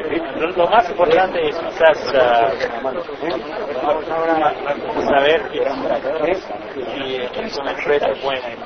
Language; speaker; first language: Spanish; non-native, fluent; English